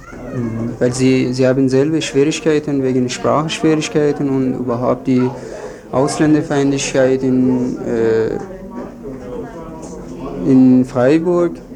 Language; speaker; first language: German; non-native, fluent; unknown